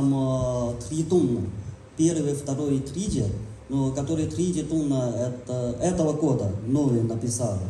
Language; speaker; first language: Russian; non-native, learner; Chinese